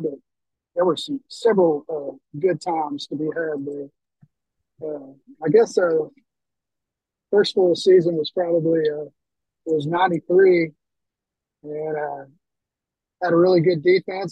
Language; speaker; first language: English; native; English